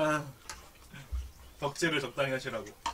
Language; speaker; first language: Korean; native; Korean